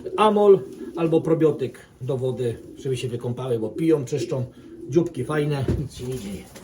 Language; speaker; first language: Polish; native; Polish